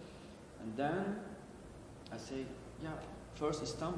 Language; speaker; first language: English; non-native, learner; Turkish